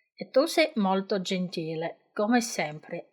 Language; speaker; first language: Italian; non-native, fluent; Ukrainian